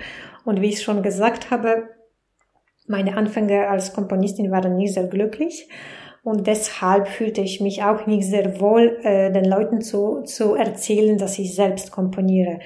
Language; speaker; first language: German; non-native, fluent; Polish